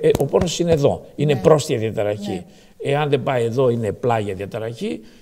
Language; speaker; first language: Greek; early bilingual, heritage; Greek